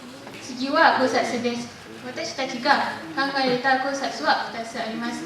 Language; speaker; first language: Japanese; non-native, learner; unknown